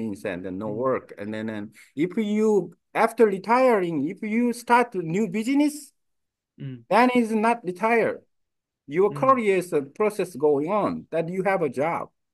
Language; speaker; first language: English; non-native, learner; Korean